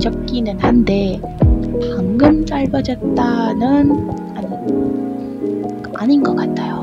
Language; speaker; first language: Korean; non-native, learner; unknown